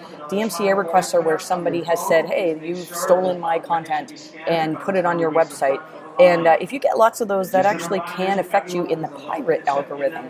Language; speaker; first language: English; native; English